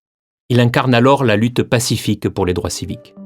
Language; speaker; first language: French; native; French